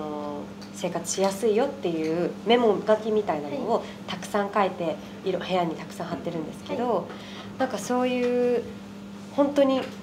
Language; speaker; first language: Japanese; native; Japanese